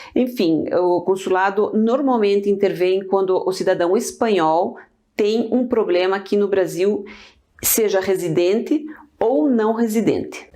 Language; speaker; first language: Portuguese; early bilingual, other home language; Spanish